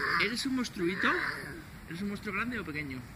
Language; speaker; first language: Spanish; native; Spanish